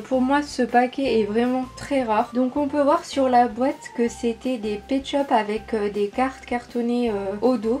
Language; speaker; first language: French; native; French